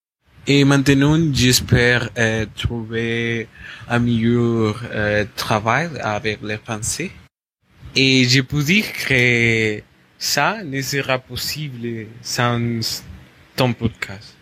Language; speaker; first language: French; non-native, learner; Spanish